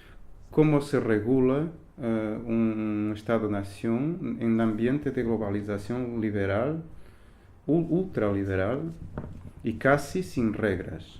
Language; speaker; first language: Spanish; non-native, fluent; Portuguese